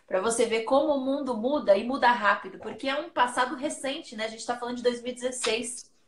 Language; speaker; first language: Portuguese; native; Portuguese